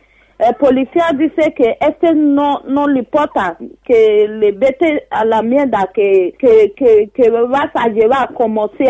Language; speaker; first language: Spanish; non-native, learner; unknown